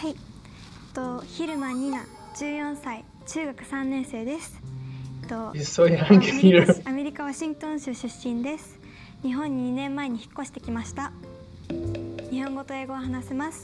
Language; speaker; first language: Japanese; early bilingual, other home language; English